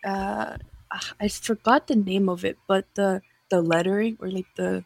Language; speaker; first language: English; native; English